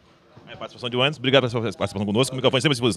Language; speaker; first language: Portuguese; native; Portuguese